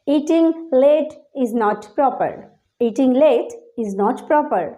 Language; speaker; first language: English; non-native, local second language; Bangla